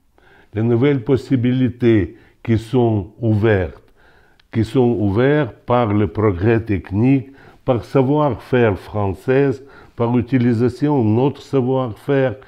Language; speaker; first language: French; non-native, local second language; Ukrainian